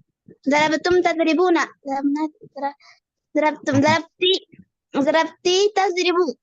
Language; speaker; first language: Arabic; non-native, learner; Urdu